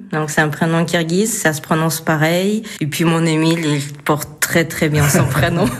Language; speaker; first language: French; non-native, fluent; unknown